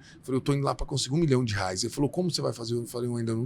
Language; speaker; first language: Portuguese; native; Portuguese